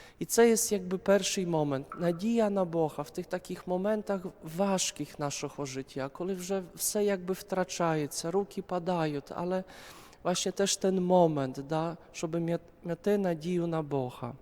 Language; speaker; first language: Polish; non-native, learner; Ukrainian